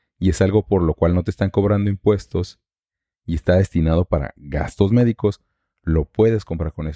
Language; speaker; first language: Spanish; native; Spanish